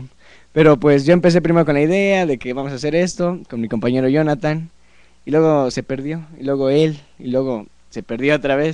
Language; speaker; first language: Spanish; native; Spanish